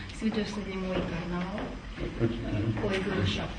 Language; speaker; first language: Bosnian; non-native, fluent; Russian